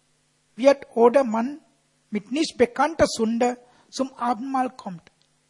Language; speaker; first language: German; non-native, fluent; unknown